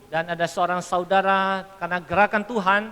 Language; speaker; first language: Indonesian; native; Indonesian